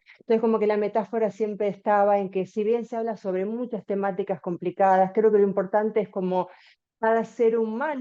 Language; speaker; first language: Spanish; native; Spanish